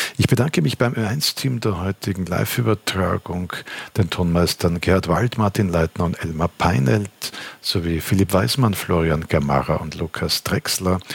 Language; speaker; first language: German; native; German